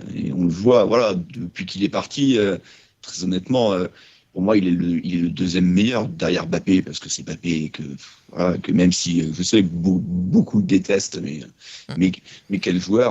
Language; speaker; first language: French; native; French